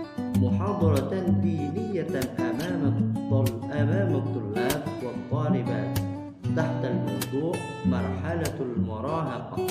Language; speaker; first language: Arabic; non-native, fluent; Indonesian